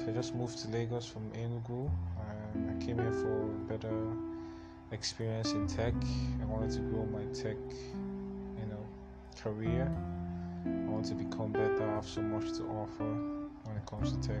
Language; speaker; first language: English; non-native, local second language; Igbo